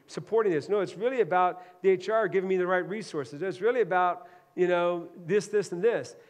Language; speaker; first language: English; native; English